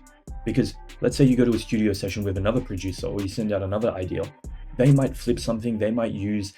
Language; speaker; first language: English; native; English